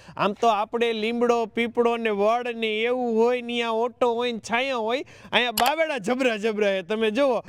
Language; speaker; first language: Gujarati; native; Gujarati